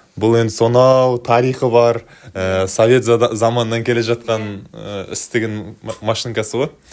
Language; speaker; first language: Kazakh; native; Kazakh